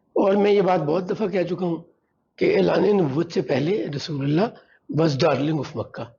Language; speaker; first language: Urdu; non-native, local second language; Punjabi